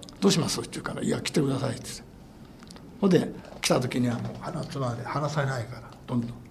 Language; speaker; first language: Japanese; native; Japanese